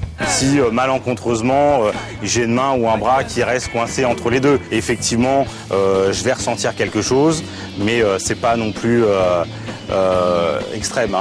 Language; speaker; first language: French; native; French